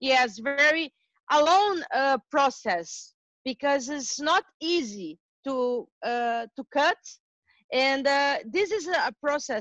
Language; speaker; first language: English; non-native, learner; Portuguese